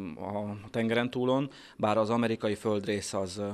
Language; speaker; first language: Hungarian; native; Hungarian